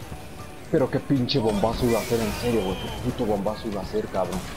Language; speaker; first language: Spanish; native; Spanish